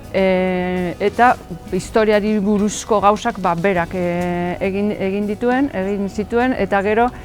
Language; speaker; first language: Basque; non-native, local second language; Spanish